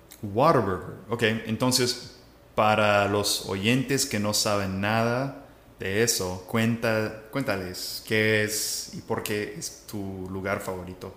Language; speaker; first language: Spanish; non-native, fluent; English